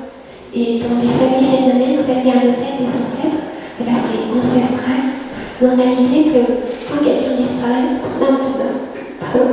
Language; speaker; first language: French; early bilingual, other home language; Vietnamese